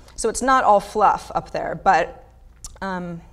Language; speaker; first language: English; native; English